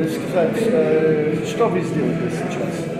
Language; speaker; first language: Russian; non-native, learner; English